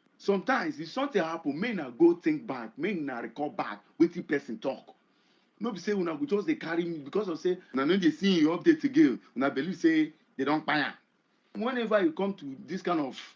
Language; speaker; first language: Nigerian Pidgin; non-native, local second language; Igbo